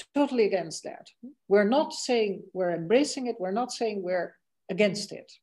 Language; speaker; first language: English; non-native, fluent; Dutch